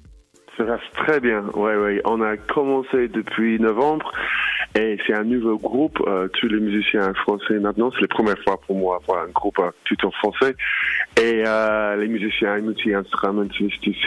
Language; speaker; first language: French; non-native, learner; English